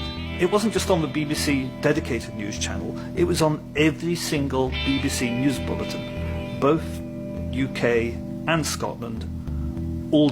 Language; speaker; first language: English; native; English